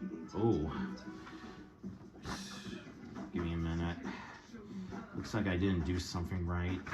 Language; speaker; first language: English; native; English